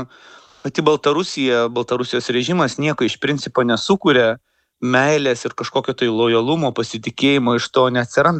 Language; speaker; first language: Lithuanian; native; Lithuanian